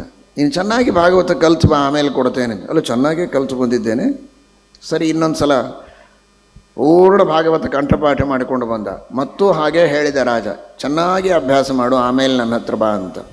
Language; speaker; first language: Kannada; native; Kannada